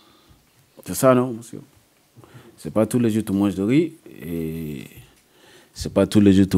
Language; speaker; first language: French; non-native, learner; English